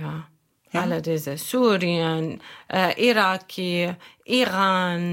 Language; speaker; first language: German; non-native, learner; Arabic